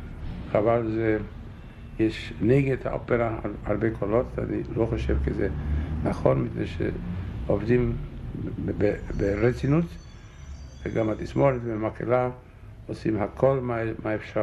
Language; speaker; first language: Hebrew; non-native, fluent; German